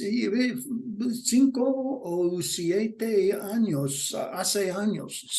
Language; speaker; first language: Spanish; non-native, learner; English